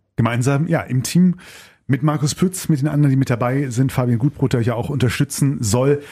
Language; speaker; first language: German; native; German